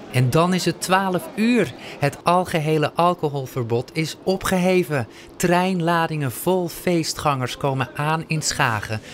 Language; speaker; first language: Dutch; native; Dutch